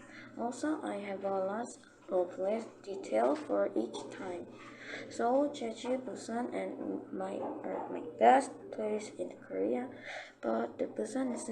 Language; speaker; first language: English; non-native, learner; Korean